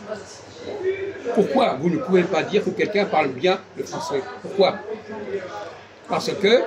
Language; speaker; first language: French; native; French